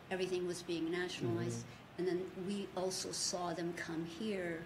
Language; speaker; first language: English; early bilingual, other home language; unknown